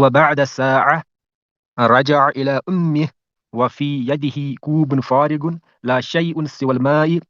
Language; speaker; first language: Arabic; non-native, learner; Urdu